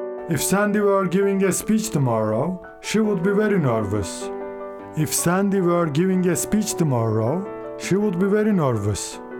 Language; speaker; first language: English; non-native, fluent; Turkish